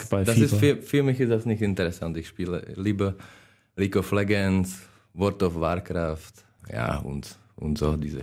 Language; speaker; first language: German; non-native, learner; Czech